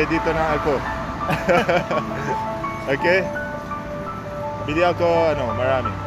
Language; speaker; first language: Filipino; non-native, fluent; Arabic